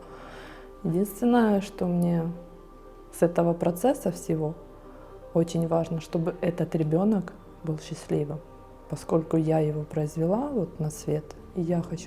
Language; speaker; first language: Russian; native; Russian